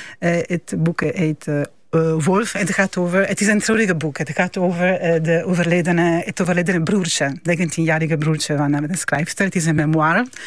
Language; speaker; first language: Dutch; non-native, fluent; Italian